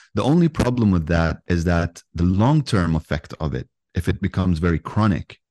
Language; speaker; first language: English; non-native, fluent; Arabic